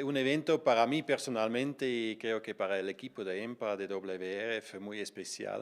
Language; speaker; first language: Spanish; non-native, fluent; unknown